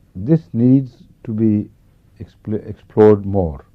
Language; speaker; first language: English; non-native, local second language; Urdu